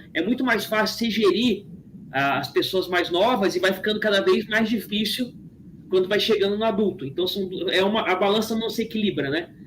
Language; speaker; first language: Portuguese; native; Portuguese